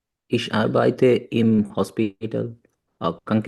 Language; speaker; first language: German; non-native, learner; Bangla